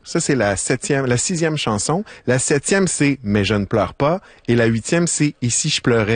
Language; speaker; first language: French; native; French